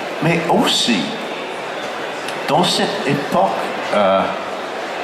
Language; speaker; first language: French; non-native, fluent; English